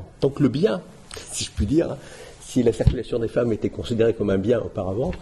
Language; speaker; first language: French; native; French